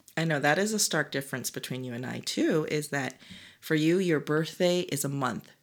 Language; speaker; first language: English; early bilingual, other home language; Korean